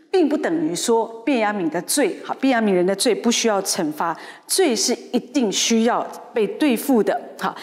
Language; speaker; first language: Chinese; native; Chinese